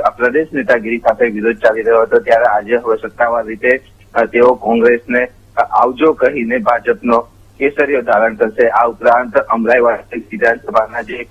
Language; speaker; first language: Gujarati; native; Gujarati